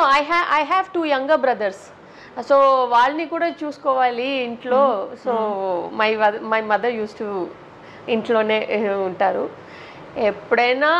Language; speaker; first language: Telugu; non-native, local second language; Tamil